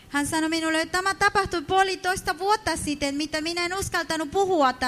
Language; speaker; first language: Finnish; non-native, fluent; Spanish